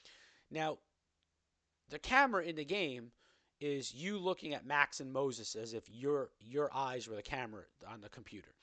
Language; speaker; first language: English; native; English